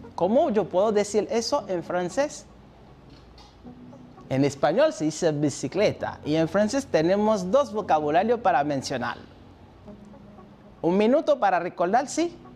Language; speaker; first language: Spanish; non-native, fluent; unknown